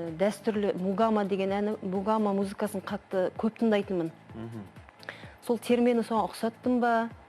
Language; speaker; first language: Kazakh; non-native, local second language; Russian